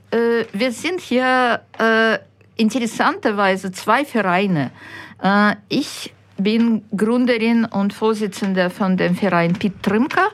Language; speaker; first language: German; non-native, fluent; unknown